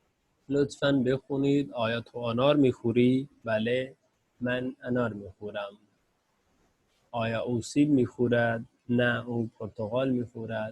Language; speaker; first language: Persian; non-native, fluent; Urdu